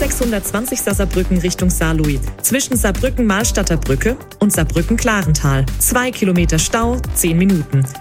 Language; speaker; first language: German; native; German